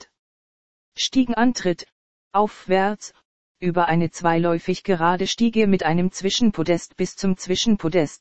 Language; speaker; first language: German; native; German